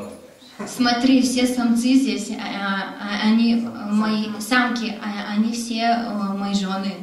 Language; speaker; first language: Russian; native; Russian